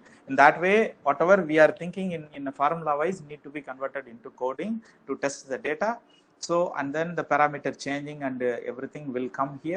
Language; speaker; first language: English; non-native, local second language; Tamil